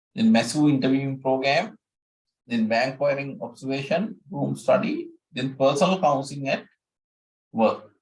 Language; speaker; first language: English; non-native, local second language; Sinhala